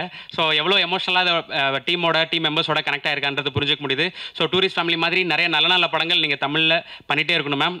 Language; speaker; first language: Tamil; native; Tamil